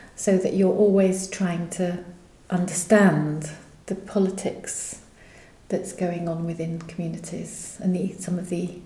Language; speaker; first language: English; native; English